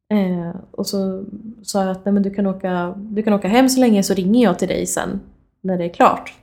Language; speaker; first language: Swedish; native; Swedish